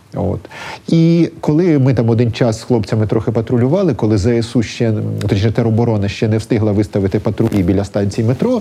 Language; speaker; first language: Ukrainian; native; Ukrainian